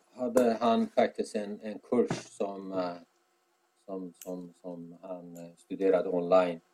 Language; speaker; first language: Swedish; non-native, fluent; Azerbaijani